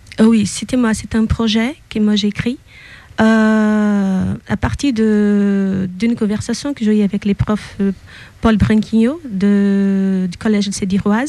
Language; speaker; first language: French; non-native, fluent; Portuguese